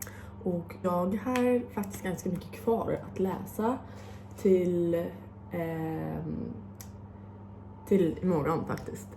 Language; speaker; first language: Swedish; non-native, fluent; English